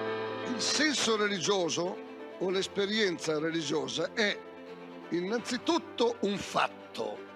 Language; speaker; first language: Italian; native; Italian